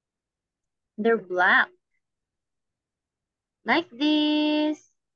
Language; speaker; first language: English; non-native, fluent; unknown